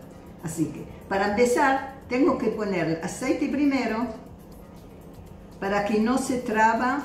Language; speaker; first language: Spanish; non-native, fluent; Arabic